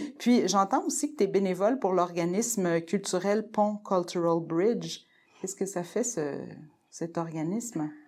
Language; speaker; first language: French; native; French